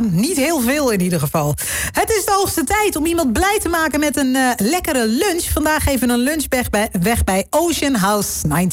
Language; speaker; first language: Dutch; native; Dutch